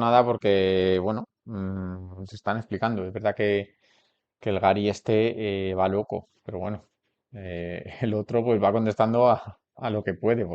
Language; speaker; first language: Spanish; native; Spanish